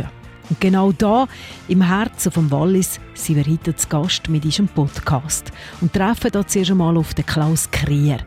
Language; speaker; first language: German; native; German